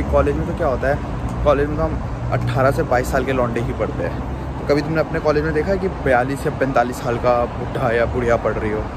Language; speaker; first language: Hindi; native; Hindi